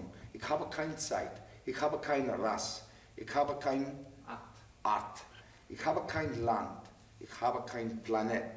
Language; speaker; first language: German; non-native, learner; English